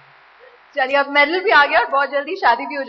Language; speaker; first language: Hindi; native; Hindi